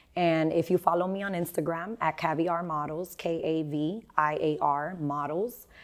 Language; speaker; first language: English; native; English